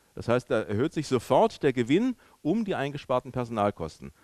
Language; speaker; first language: German; native; German